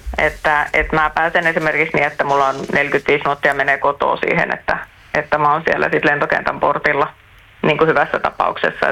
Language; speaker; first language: Finnish; native; Finnish